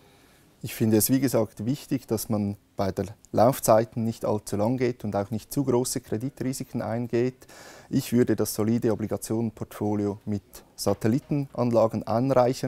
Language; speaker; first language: German; native; German